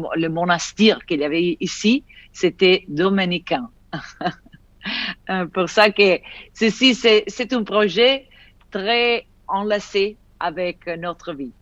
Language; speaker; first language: French; non-native, fluent; Italian